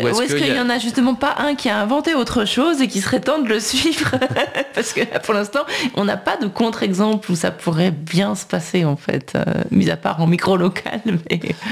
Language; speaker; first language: French; native; French